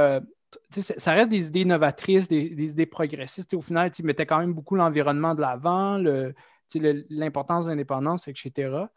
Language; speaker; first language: French; native; French